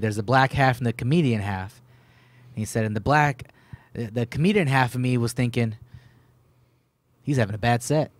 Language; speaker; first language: English; native; English